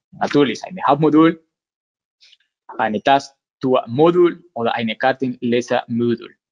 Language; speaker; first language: German; non-native, learner; Spanish